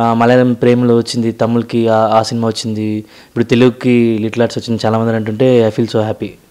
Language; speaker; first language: Telugu; native; Telugu